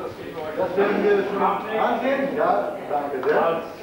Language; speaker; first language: German; non-native, learner; Slovenian